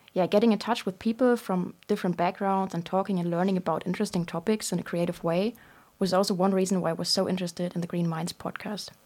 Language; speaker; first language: English; non-native, fluent; German